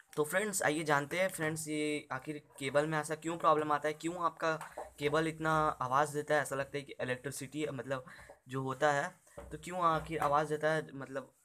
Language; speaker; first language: Hindi; native; Hindi